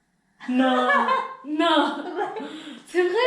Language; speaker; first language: French; non-native, local second language; Arabic